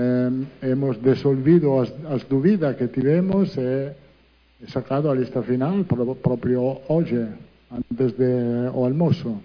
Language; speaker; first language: Portuguese; non-native, fluent; Italian